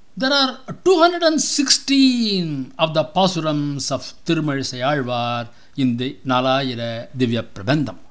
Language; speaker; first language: English; non-native, local second language; Tamil